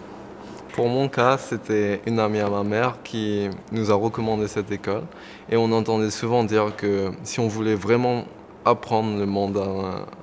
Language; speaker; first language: French; non-native, local second language; Morisyen